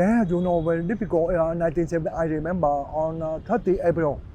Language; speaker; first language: English; non-native, learner; Vietnamese